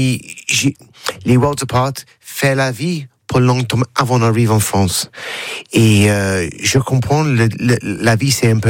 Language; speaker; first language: French; non-native, learner; English